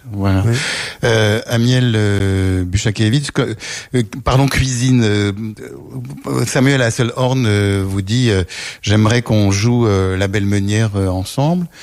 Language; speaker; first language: French; native; French